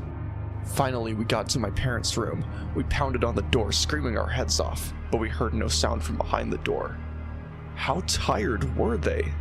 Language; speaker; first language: English; native; English